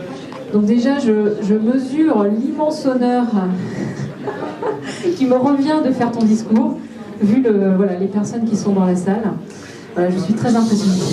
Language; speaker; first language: French; native; French